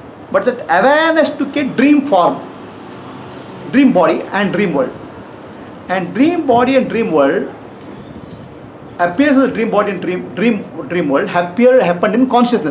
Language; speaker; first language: English; non-native, local second language; Kannada